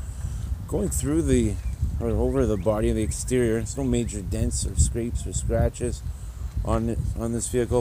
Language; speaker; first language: English; native; English